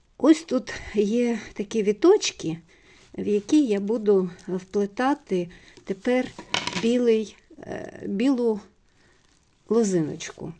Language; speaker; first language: Ukrainian; non-native, local second language; Russian